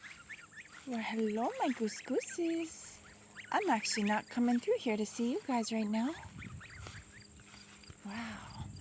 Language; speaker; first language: English; native; English